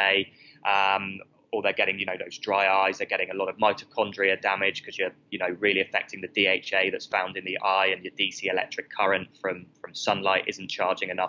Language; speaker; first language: English; native; English